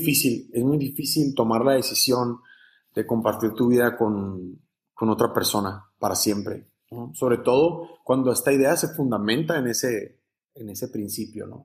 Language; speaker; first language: Spanish; native; Spanish